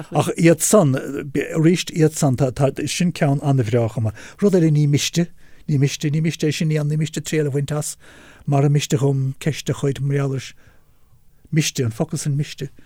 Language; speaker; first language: Irish; native; Irish